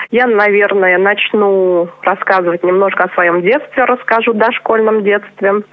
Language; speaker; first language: Russian; non-native, local second language; Chuvash